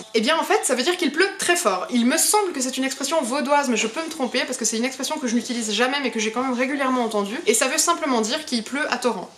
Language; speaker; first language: French; early bilingual, other home language; Hebrew